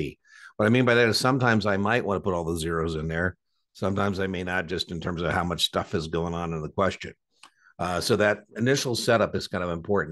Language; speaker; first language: English; native; English